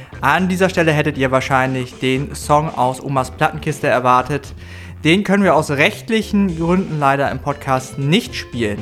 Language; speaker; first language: German; native; German